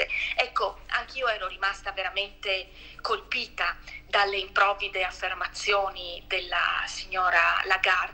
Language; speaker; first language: Italian; native; Italian